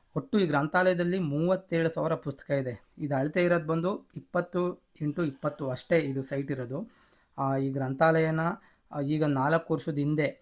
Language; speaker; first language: Kannada; native; Kannada